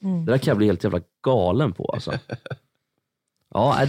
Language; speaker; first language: Swedish; native; Swedish